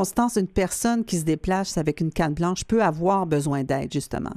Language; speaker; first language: French; native; French